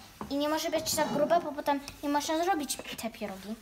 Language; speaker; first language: Polish; early bilingual, heritage; Polish